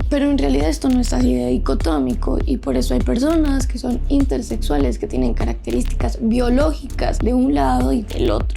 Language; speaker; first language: Spanish; native; Spanish